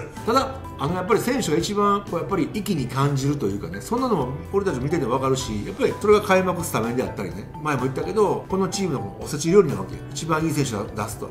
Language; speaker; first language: Japanese; native; Japanese